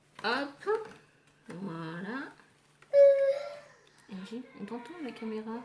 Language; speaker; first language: French; native; French